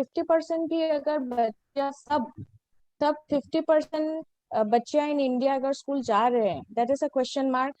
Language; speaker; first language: Hindi; non-native, local second language; Assamese